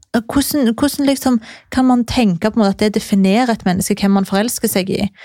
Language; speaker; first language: Norwegian; native; Norwegian